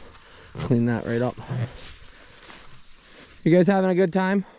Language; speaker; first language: English; native; English